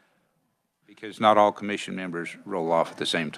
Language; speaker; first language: English; native; English